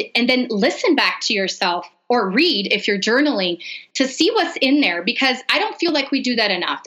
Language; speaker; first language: English; non-native, fluent; Portuguese